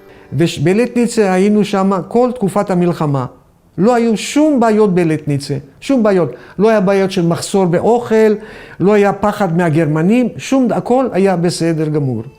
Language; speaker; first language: Hebrew; early bilingual, other home language; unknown